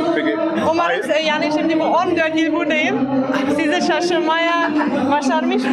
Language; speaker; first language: Turkish; non-native, fluent; German